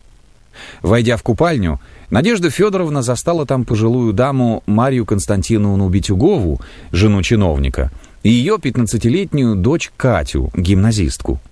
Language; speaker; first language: Russian; native; Russian